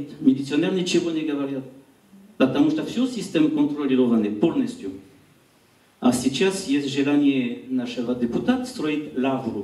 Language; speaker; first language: Russian; non-native, learner; French